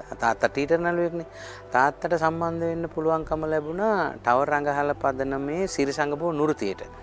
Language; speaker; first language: Sinhala; native; Sinhala